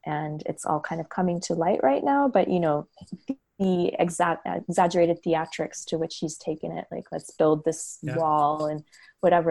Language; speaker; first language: English; native; English